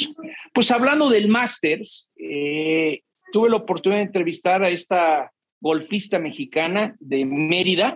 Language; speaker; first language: Spanish; native; Spanish